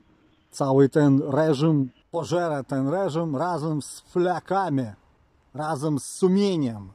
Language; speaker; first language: Polish; non-native, fluent; Ukrainian